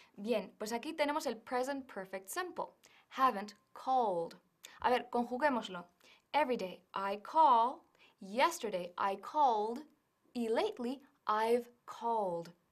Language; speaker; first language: Spanish; native; Spanish